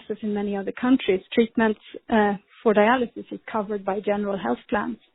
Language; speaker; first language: English; non-native, fluent; Swedish